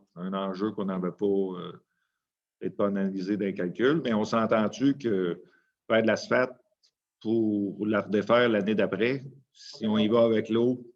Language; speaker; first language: French; native; French